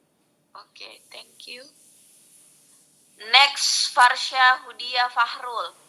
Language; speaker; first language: English; non-native, local second language; Indonesian